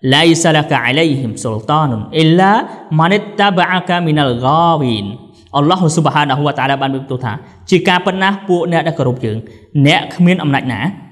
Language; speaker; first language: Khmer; non-native, local second language; Eastern Cham